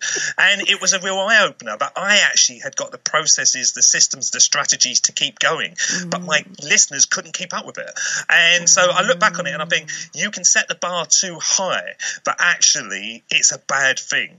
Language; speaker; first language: English; native; English